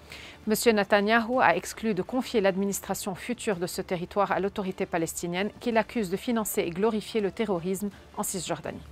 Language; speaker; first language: French; non-native, local second language; Arabic